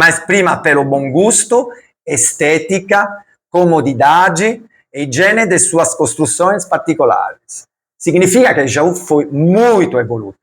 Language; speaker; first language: Portuguese; non-native, learner; Italian